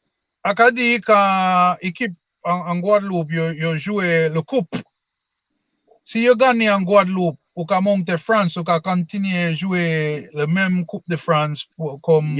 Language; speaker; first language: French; non-native, learner; English